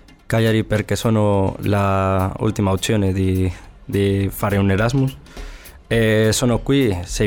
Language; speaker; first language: Italian; non-native, learner; Spanish